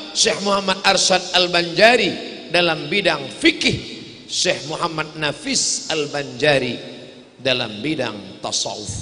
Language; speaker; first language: Indonesian; native; Indonesian